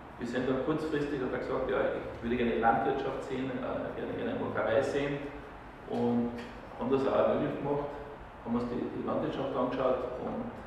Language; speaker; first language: German; native; German